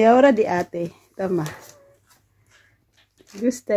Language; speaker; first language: Spanish; non-native, fluent; Filipino